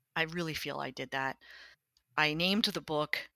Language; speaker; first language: English; native; English